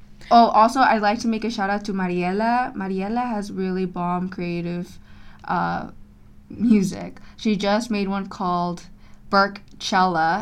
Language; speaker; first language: English; early bilingual, other home language; Spanish